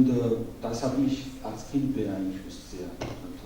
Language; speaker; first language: German; non-native, learner; Georgian